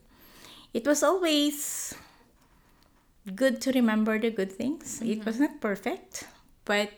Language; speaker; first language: English; non-native, local second language; Filipino